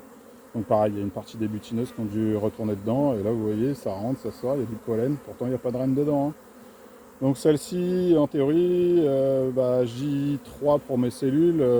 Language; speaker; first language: French; native; French